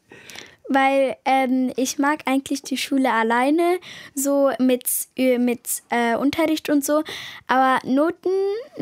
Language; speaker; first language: German; early bilingual, other home language; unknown